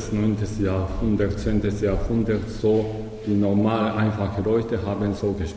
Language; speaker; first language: German; non-native, learner; Japanese